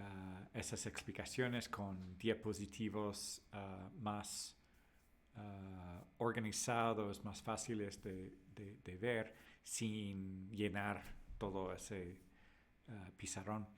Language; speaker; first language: Spanish; non-native, fluent; English